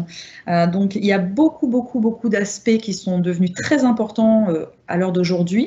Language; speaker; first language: French; native; French